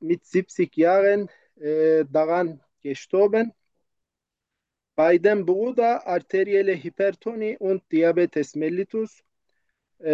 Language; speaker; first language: German; non-native, learner; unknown